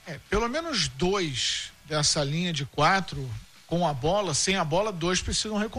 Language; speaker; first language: Portuguese; native; Portuguese